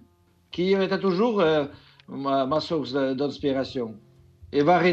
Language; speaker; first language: French; non-native, fluent; Russian